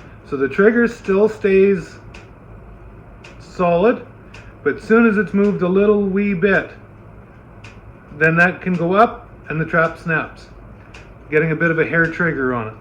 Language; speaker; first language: English; native; English